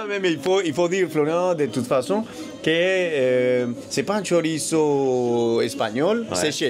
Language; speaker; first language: French; non-native, fluent; Spanish